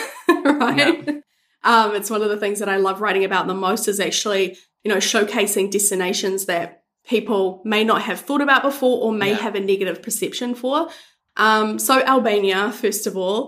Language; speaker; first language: English; native; English